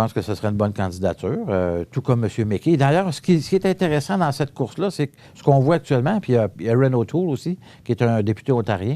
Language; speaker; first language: French; native; French